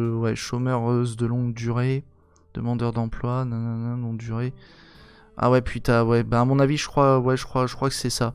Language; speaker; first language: French; native; French